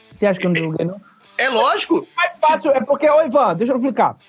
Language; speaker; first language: Portuguese; native; Portuguese